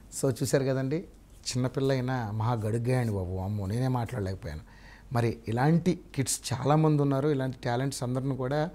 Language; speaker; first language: Telugu; native; Telugu